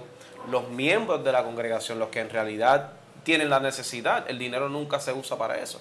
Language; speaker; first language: Spanish; native; Spanish